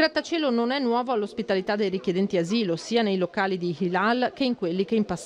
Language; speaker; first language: Italian; native; Italian